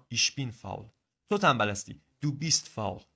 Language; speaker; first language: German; non-native, fluent; Persian